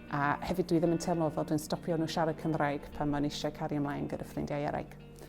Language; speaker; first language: Welsh; non-native, fluent; English